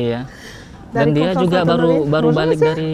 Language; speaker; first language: Indonesian; native; Indonesian